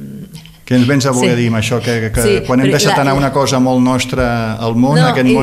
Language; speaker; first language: Catalan; native; Catalan